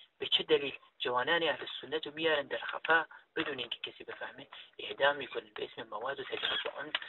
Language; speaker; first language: Persian; non-native, local second language; Kurdish